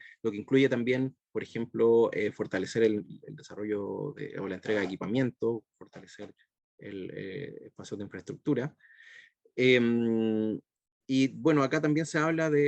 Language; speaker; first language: Spanish; native; Spanish